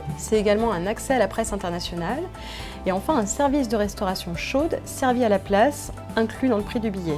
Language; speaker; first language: French; native; French